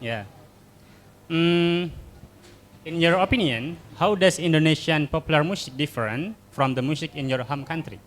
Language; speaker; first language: English; non-native, learner; Indonesian